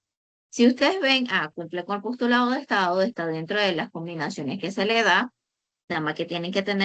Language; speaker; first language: Spanish; native; Spanish